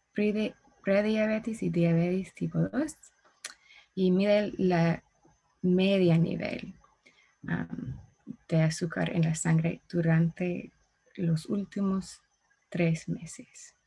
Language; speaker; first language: Spanish; non-native, learner; English